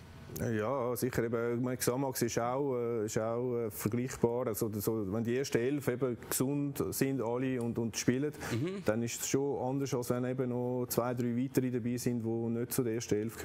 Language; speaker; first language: German; native; German